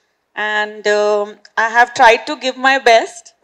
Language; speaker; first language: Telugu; non-native, fluent; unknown